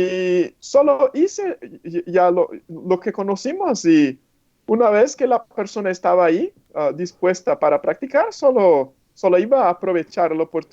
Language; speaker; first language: Spanish; non-native, fluent; Portuguese